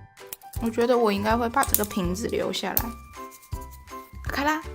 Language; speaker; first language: Chinese; native; Chinese